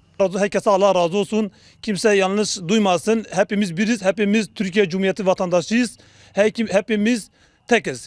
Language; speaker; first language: Turkish; non-native, local second language; Kurdish